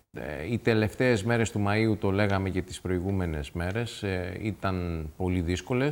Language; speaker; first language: Greek; native; Greek